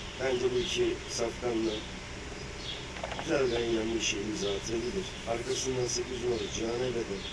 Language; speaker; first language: Turkish; native; Turkish